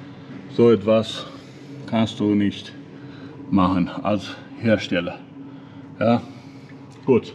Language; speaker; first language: German; non-native, learner; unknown